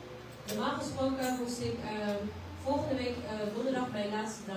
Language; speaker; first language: Dutch; early bilingual, other home language; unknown